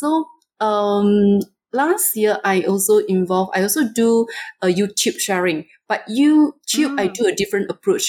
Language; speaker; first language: English; non-native, local second language; Chinese